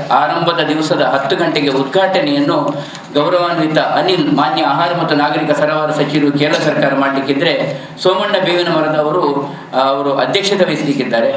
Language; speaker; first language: Kannada; non-native, local second language; Tulu